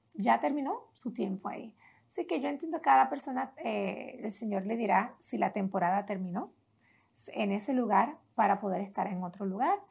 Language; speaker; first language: Spanish; native; Spanish